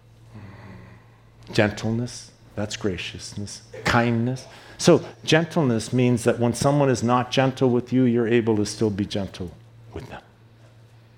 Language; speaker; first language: English; native; English